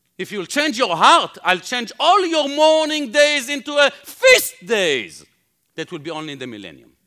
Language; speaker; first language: English; non-native, fluent; Hebrew